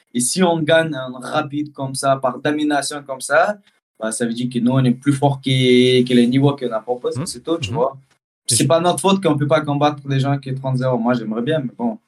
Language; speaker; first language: French; early bilingual, heritage; Russian